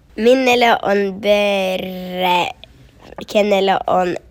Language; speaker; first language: Finnish; non-native, learner; Swedish